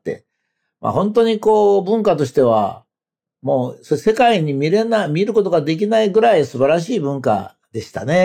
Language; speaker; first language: Japanese; native; Japanese